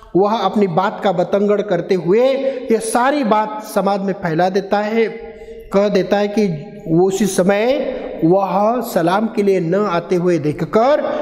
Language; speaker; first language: Hindi; non-native, local second language; Marathi